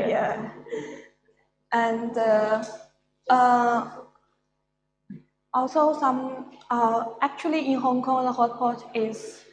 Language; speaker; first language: English; non-native, fluent; Chinese